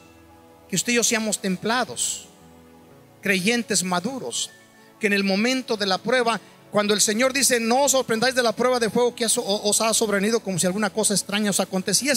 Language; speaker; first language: Spanish; native; Spanish